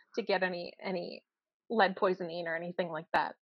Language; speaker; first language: English; native; English